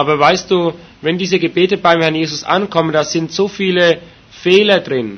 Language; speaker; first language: German; native; German